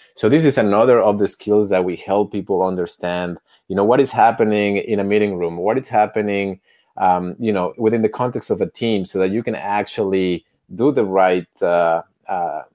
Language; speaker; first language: English; non-native, fluent; Spanish